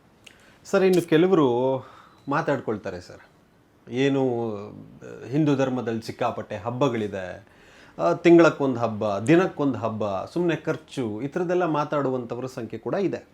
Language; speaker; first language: Kannada; native; Kannada